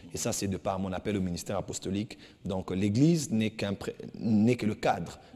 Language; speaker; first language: French; non-native, local second language; Lingala